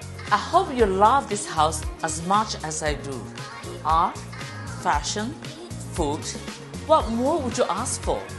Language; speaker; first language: English; non-native, fluent; Chinese